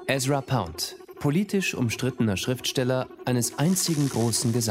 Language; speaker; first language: German; native; German